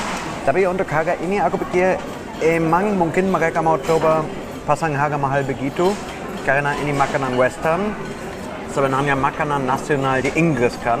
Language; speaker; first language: Indonesian; non-native, fluent; German